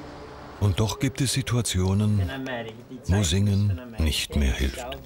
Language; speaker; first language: German; native; German